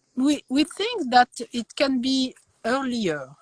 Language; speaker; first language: English; non-native, learner; French